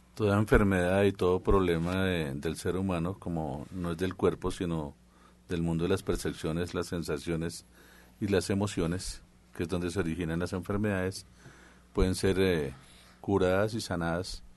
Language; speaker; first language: Spanish; native; Spanish